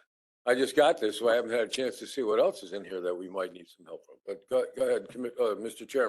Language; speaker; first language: English; native; English